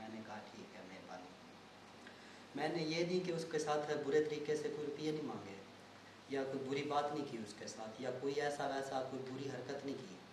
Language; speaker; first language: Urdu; non-native, local second language; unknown